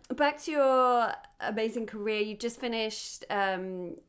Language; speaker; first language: English; native; English